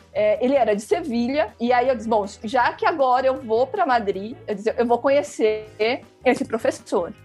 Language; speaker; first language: Portuguese; native; Portuguese